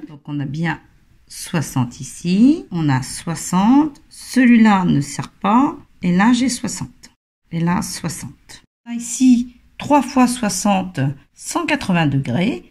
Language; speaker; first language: French; native; French